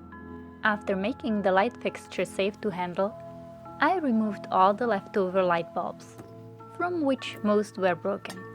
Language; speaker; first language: English; non-native, fluent; Czech